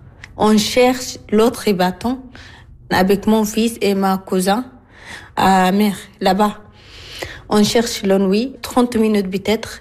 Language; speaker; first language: French; non-native, learner; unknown